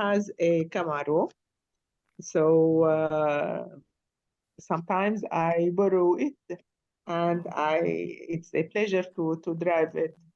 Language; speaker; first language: English; non-native, learner; Arabic